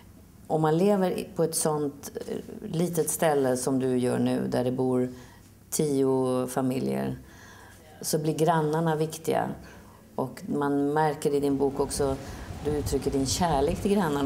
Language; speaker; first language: Swedish; native; Swedish